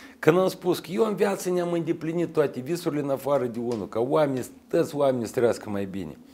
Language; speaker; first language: Romanian; native; Romanian